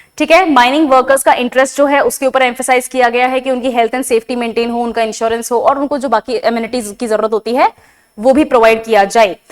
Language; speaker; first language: Hindi; native; Hindi